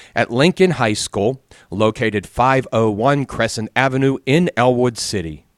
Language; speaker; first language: English; native; English